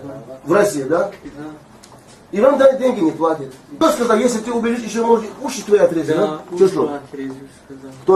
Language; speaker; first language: Russian; non-native, fluent; Tajik